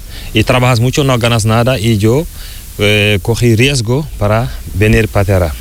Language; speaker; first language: Spanish; non-native, learner; Fula